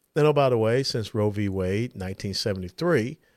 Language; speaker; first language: English; native; English